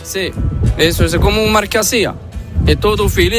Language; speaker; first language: Spanish; non-native, learner; Arabic